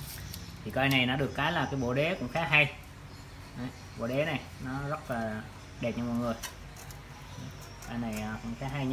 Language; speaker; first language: Vietnamese; native; Vietnamese